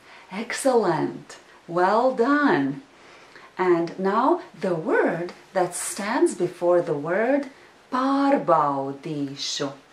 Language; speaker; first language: English; non-native, fluent; Latvian